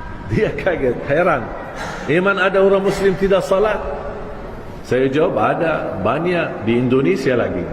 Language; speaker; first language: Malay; non-native, fluent; Arabic